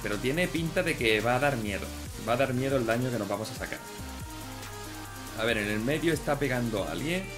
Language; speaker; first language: Spanish; native; Spanish